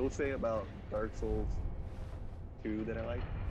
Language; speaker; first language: English; native; English